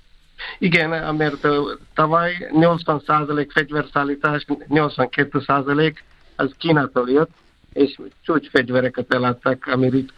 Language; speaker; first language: Hungarian; non-native, fluent; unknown